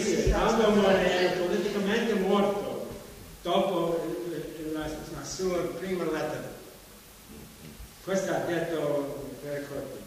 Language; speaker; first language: Italian; non-native, fluent; English